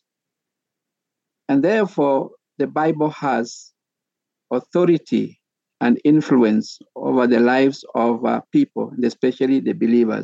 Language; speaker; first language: English; non-native, local second language; Kalenjin